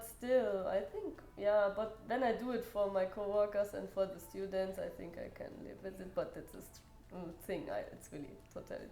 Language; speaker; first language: English; non-native, fluent; German